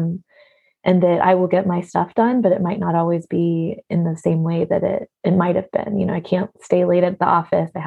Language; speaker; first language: English; native; English